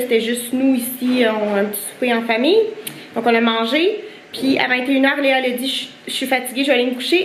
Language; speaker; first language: French; native; French